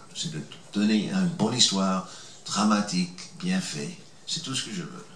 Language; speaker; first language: French; non-native, fluent; English